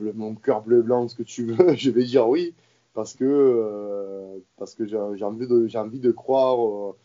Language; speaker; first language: French; native; French